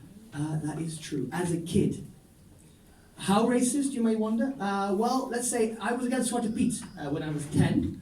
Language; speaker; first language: English; non-native, fluent; Dutch